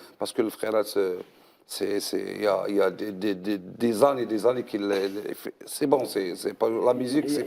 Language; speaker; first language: French; non-native, learner; Arabic